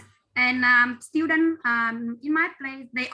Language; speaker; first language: English; non-native, learner; Vietnamese